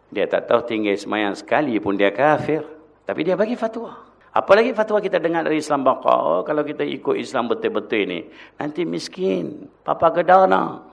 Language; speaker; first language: Malay; non-native, local second language; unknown